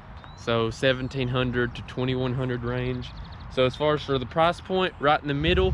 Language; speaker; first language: English; native; English